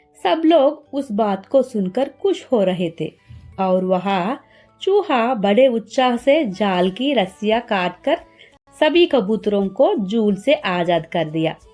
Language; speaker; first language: Hindi; non-native, learner; Telugu